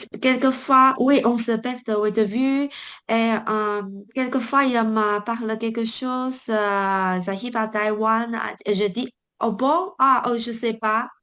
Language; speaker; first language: French; non-native, learner; Chinese